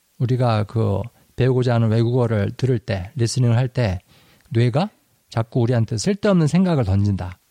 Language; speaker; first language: Korean; native; Korean